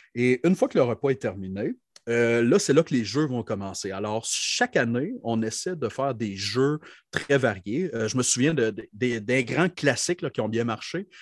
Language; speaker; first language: French; native; French